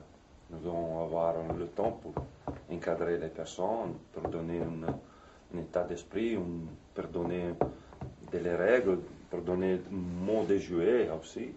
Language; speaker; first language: French; non-native, fluent; Italian